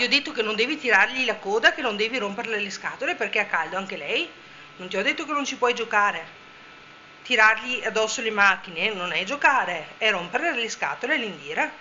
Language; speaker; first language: Italian; native; Italian